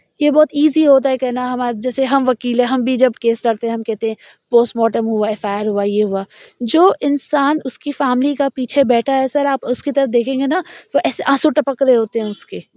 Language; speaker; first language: Hindi; native; Hindi